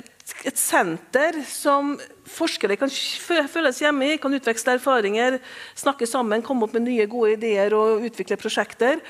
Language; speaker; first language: Norwegian; native; Norwegian